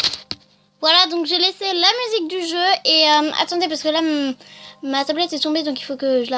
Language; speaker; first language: French; native; French